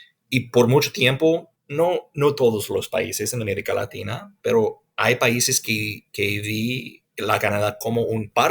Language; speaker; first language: Spanish; non-native, fluent; English